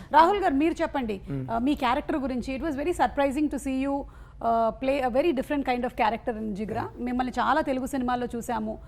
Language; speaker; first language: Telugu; native; Telugu